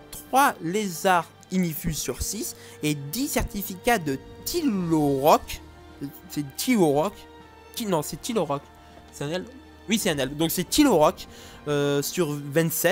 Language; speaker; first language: French; native; French